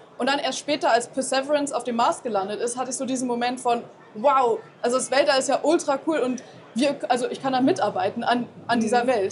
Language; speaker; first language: German; native; German